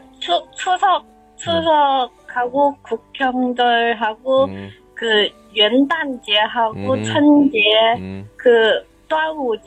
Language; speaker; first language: Korean; non-native, learner; Chinese